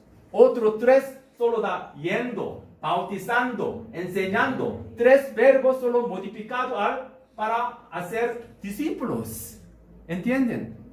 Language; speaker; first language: Spanish; non-native, learner; Korean